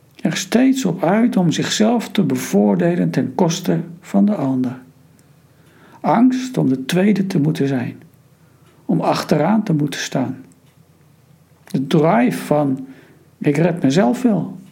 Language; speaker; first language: Dutch; native; Dutch